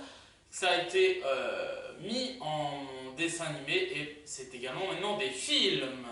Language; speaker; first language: French; native; French